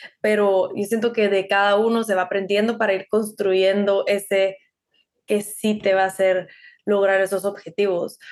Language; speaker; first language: Spanish; native; Spanish